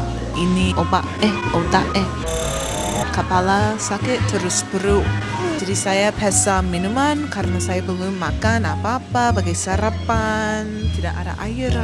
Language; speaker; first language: Indonesian; non-native, learner; English